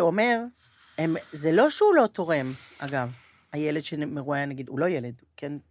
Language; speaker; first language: Hebrew; native; Hebrew